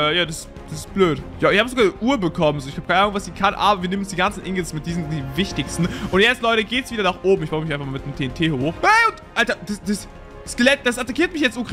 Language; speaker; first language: German; native; German